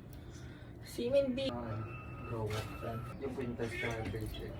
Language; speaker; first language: Filipino; native; Filipino